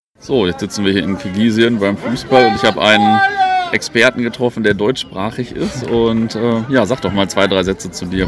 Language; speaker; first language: German; native; German